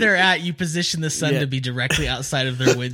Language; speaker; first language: English; native; English